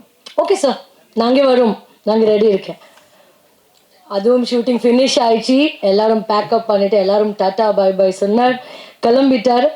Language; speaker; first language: Tamil; non-native, learner; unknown